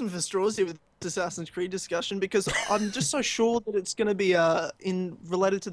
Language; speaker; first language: English; native; English